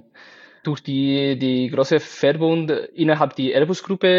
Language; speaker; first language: German; non-native, fluent; Spanish